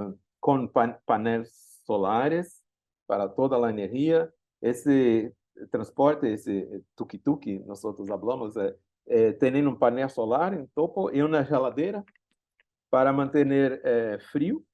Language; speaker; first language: Spanish; non-native, learner; Portuguese